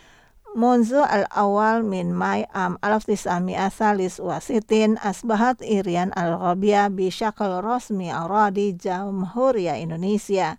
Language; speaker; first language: Arabic; non-native, fluent; Indonesian